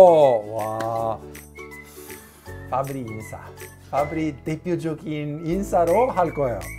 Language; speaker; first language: Korean; non-native, learner; Italian